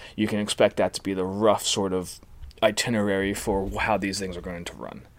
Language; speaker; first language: English; native; English